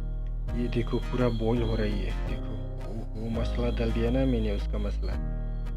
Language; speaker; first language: Hindi; non-native, local second language; Bodo